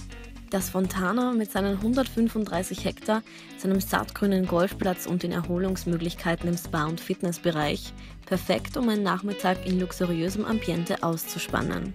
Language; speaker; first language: German; native; German